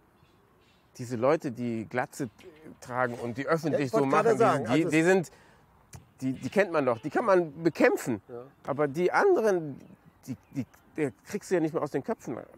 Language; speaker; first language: German; native; German